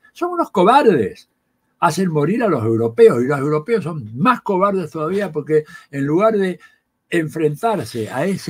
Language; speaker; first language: Spanish; native; Spanish